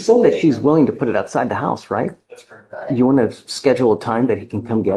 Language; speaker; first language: English; native; English